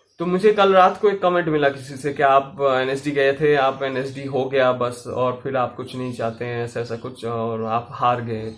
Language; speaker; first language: Hindi; non-native, local second language; Bangla